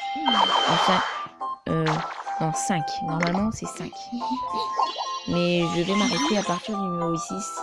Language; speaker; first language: French; native; French